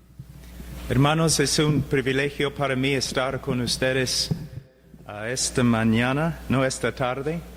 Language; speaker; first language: Spanish; non-native, fluent; English